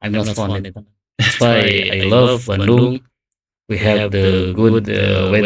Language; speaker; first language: English; non-native, learner; Indonesian